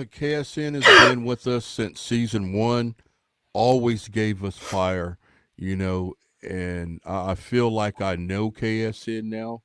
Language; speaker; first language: English; native; English